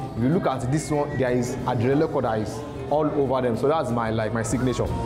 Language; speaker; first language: English; non-native, local second language; Yoruba